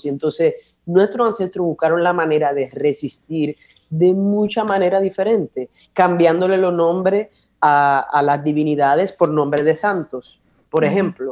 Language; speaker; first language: Spanish; native; Spanish